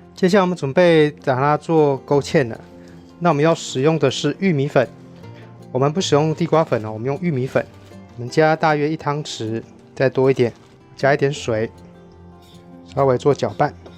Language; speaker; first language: Chinese; native; Chinese